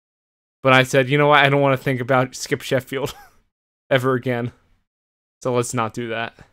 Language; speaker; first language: English; native; English